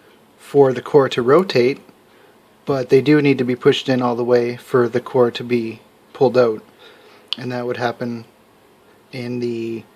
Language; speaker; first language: English; native; English